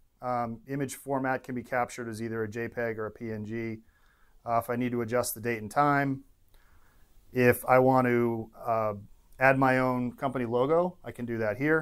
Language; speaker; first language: English; native; English